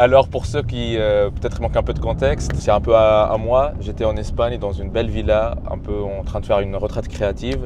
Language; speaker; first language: French; native; French